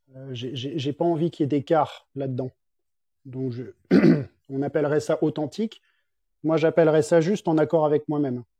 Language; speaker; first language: French; native; French